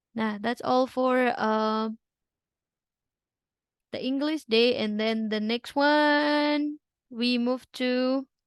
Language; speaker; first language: English; non-native, fluent; Indonesian